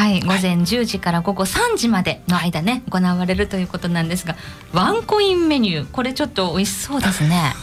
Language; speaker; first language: Japanese; native; Japanese